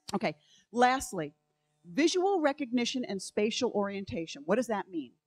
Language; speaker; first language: English; native; English